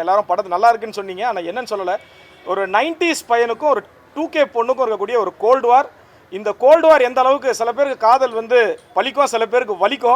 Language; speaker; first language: Tamil; native; Tamil